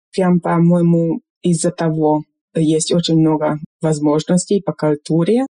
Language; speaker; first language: Russian; non-native, fluent; Hungarian